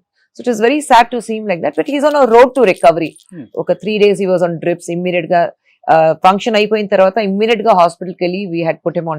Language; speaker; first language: Telugu; non-native, fluent; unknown